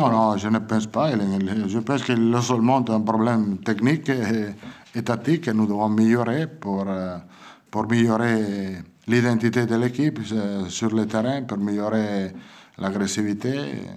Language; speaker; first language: French; non-native, learner; Italian